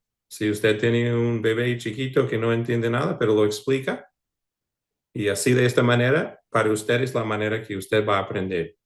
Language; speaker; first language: Spanish; non-native, fluent; English